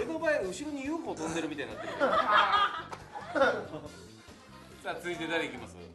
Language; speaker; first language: Japanese; native; Japanese